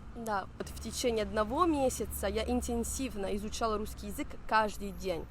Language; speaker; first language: Russian; non-native, fluent; Spanish